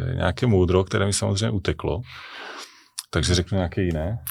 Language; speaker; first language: Czech; native; Czech